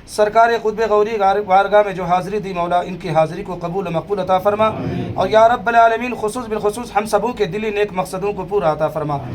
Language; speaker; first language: Urdu; native; Urdu